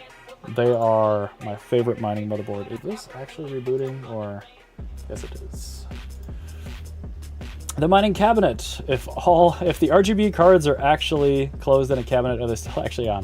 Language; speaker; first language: English; native; English